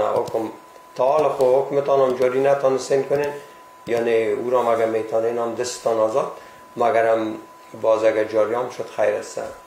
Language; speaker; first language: Persian; native; Persian